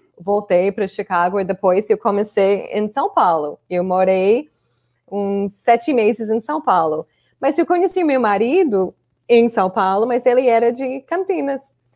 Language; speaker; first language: Portuguese; non-native, fluent; English